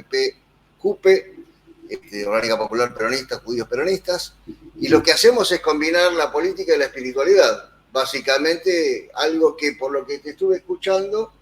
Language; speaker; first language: Spanish; native; Spanish